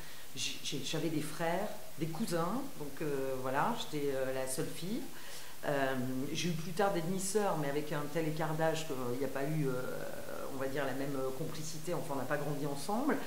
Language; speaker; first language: French; native; French